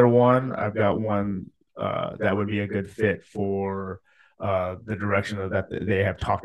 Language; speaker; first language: English; native; English